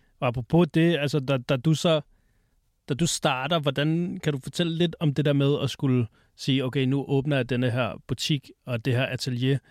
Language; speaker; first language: Danish; native; Danish